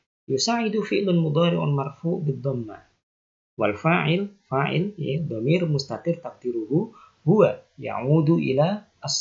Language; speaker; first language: Arabic; non-native, fluent; Indonesian